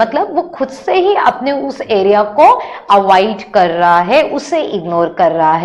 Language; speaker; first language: Hindi; native; Hindi